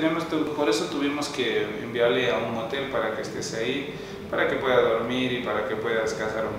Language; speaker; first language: Spanish; native; Spanish